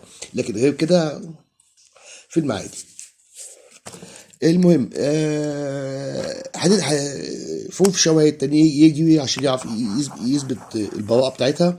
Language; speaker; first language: Arabic; native; Arabic